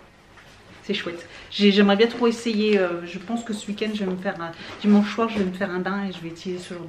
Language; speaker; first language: French; native; French